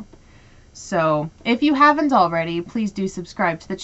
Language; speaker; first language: English; native; English